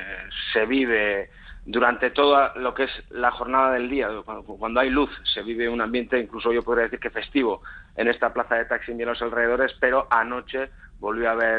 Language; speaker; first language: Spanish; native; Spanish